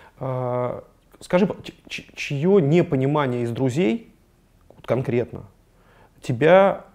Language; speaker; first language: Russian; native; Russian